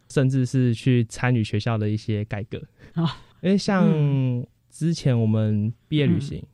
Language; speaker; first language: Chinese; native; Chinese